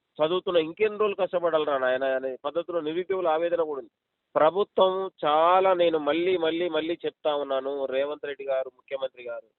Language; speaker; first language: Telugu; native; Telugu